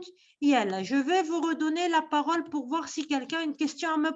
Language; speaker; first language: French; non-native, local second language; Arabic